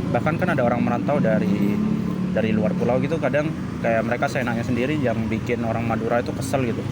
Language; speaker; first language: Indonesian; non-native, local second language; Madurese